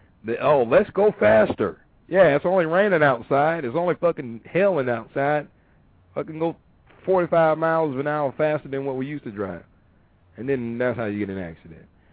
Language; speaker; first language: English; native; English